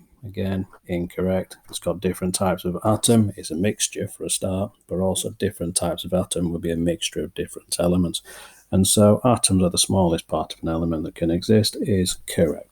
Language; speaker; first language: English; native; English